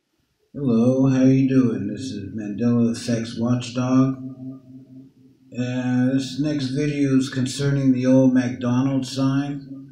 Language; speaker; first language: English; native; English